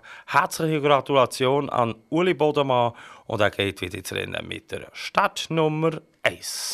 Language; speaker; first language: German; native; German